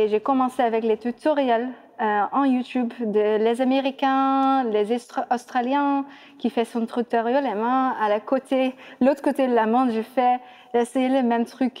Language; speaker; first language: French; non-native, fluent; Dutch